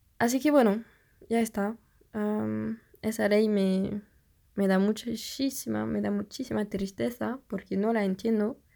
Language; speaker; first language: Spanish; non-native, fluent; French